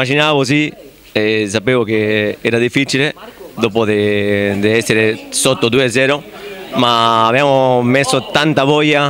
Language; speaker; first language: Italian; non-native, fluent; Spanish